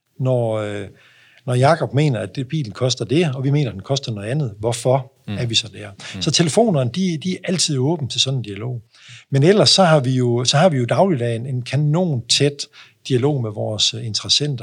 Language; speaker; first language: Danish; native; Danish